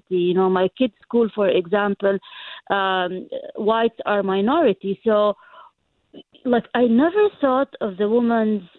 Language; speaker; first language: English; non-native, fluent; Arabic